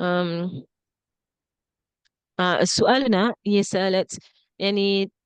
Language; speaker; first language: Arabic; non-native, fluent; English